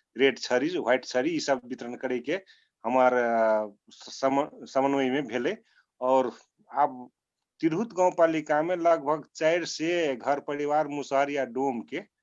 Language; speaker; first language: Maithili; non-native, local second language; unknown